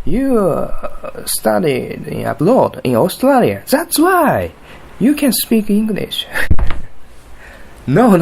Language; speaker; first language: English; non-native, learner; Japanese